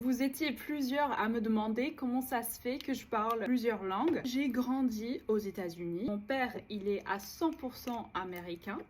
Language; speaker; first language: French; non-native, fluent; English